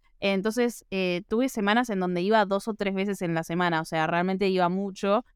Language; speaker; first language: Spanish; native; Spanish